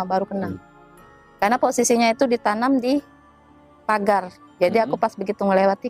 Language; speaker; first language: Indonesian; native; Indonesian